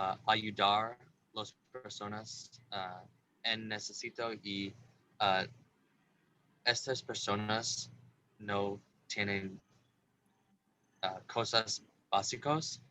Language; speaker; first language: Spanish; non-native, learner; English